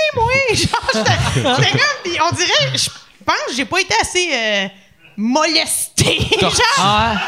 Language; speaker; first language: French; native; French